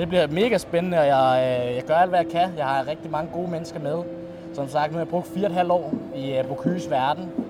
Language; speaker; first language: Danish; native; Danish